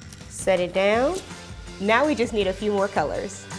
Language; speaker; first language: English; native; English